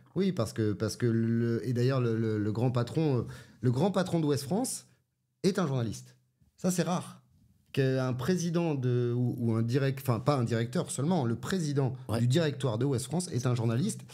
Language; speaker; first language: French; native; French